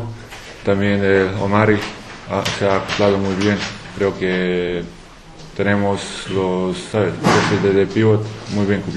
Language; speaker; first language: Spanish; non-native, fluent; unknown